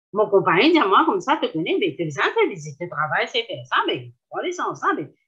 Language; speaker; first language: French; non-native, local second language; Morisyen